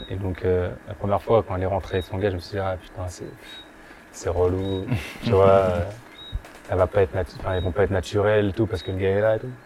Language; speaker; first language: French; native; French